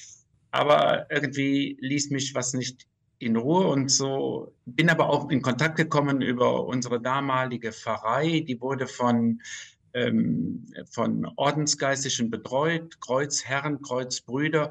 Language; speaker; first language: German; native; German